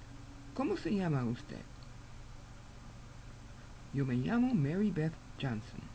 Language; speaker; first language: Spanish; non-native, fluent; English